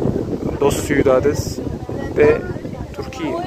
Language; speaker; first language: Spanish; non-native, learner; Turkish